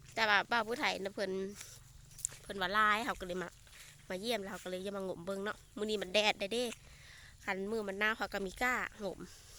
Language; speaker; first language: Thai; native; Thai